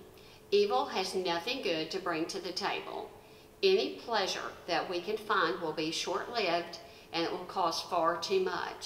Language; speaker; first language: English; native; English